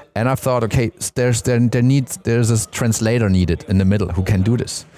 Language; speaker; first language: English; non-native, fluent; German